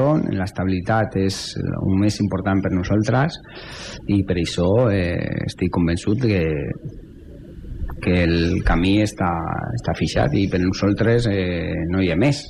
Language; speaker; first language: Catalan; non-native, fluent; Spanish